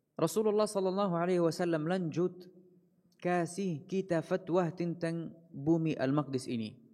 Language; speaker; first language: Malay; non-native, fluent; Arabic